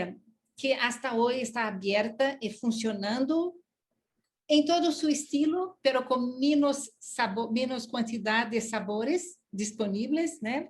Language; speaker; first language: Spanish; non-native, learner; Portuguese